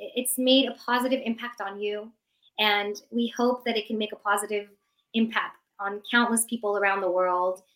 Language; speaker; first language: English; early bilingual, other home language; Persian